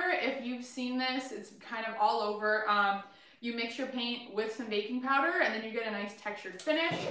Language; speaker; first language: English; native; English